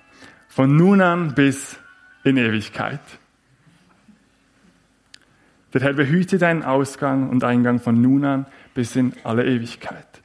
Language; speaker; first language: German; native; German